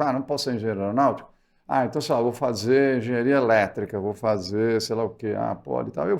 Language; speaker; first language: Portuguese; early bilingual, other home language; Spanish